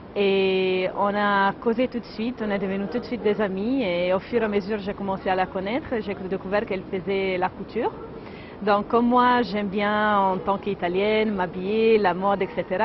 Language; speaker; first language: French; non-native, fluent; Italian